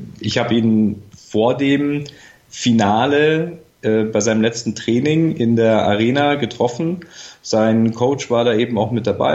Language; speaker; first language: German; native; German